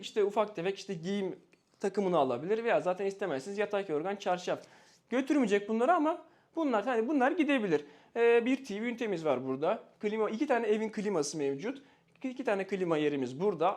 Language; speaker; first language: Turkish; native; Turkish